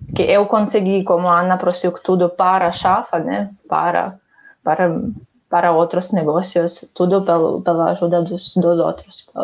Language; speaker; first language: Portuguese; non-native, fluent; Ukrainian